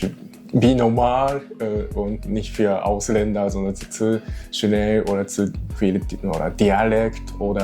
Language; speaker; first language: German; non-native, learner; Japanese